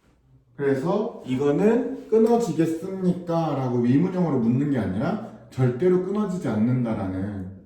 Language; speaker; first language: Korean; native; Korean